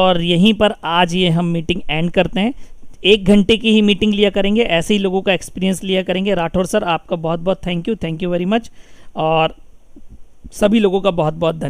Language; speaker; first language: Hindi; native; Hindi